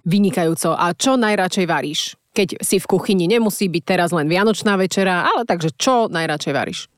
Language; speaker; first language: Slovak; native; Slovak